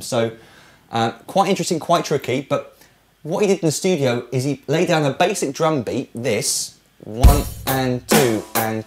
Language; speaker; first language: English; native; English